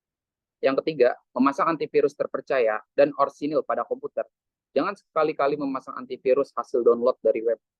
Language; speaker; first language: Indonesian; native; Indonesian